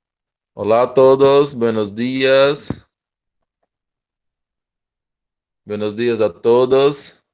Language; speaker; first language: Spanish; non-native, fluent; Portuguese